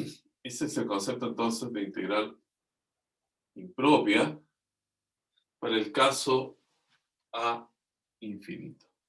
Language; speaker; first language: Spanish; native; Spanish